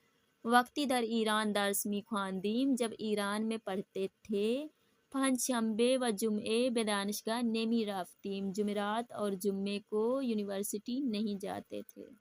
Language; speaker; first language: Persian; non-native, fluent; Urdu